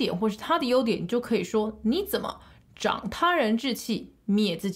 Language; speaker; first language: Chinese; native; Chinese